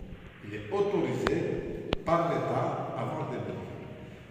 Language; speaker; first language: French; non-native, local second language; Arabic